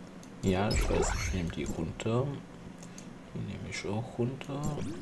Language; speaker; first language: German; non-native, local second language; Luxembourgish